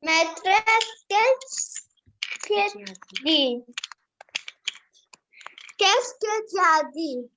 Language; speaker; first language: French; non-native, learner; Arabic